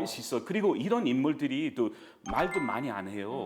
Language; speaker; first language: Korean; non-native, fluent; English